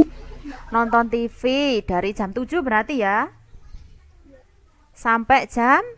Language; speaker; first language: Indonesian; native; Indonesian